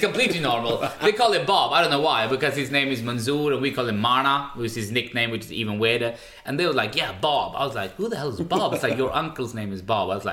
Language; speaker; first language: English; non-native, fluent; Swedish